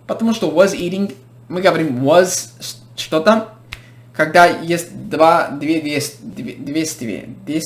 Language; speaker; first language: Russian; non-native, fluent; English